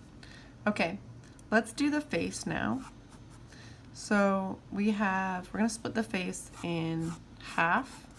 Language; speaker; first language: English; native; English